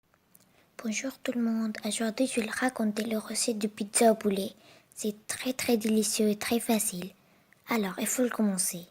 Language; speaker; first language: French; non-native, learner; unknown